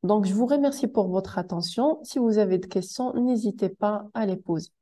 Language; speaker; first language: French; non-native, local second language; Arabic